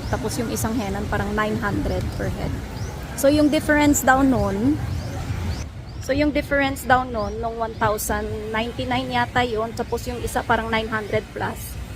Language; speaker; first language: Filipino; non-native, local second language; Hiligaynon